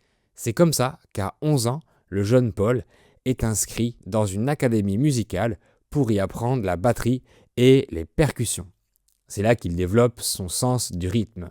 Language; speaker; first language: French; native; French